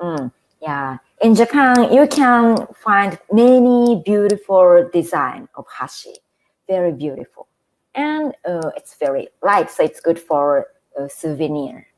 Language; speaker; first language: English; non-native, fluent; Japanese